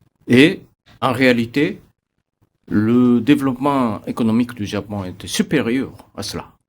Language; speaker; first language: French; non-native, fluent; Japanese